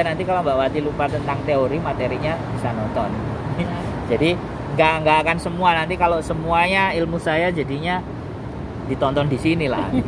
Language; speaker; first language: Indonesian; non-native, local second language; Javanese